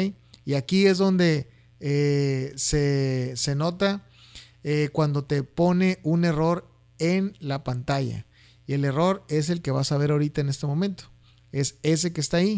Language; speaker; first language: Spanish; native; Spanish